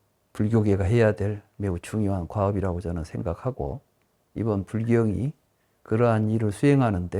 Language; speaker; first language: Korean; native; Korean